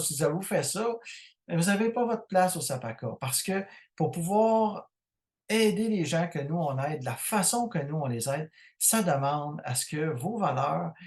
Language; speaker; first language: French; native; French